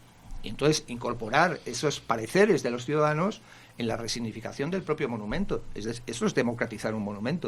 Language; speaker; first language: Spanish; native; Spanish